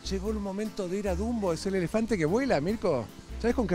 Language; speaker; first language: Spanish; native; Spanish